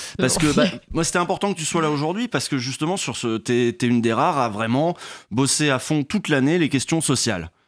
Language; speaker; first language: French; native; French